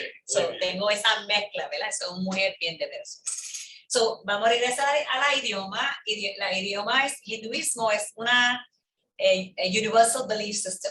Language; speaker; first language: Spanish; early bilingual, heritage; English